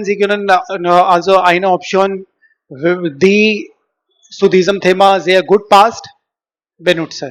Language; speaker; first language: German; non-native, learner; Hindi